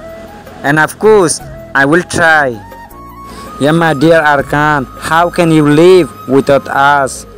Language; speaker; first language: English; non-native, local second language; Rohingya